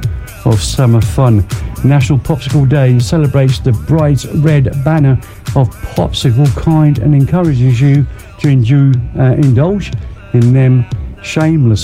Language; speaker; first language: English; native; English